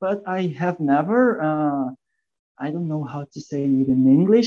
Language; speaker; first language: English; non-native, fluent; Portuguese